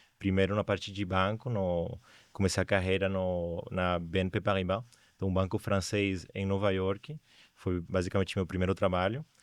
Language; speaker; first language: Portuguese; non-native, fluent; Spanish